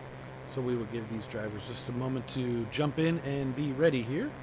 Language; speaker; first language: English; native; English